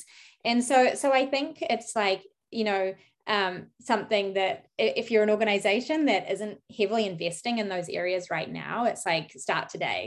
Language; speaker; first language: English; native; English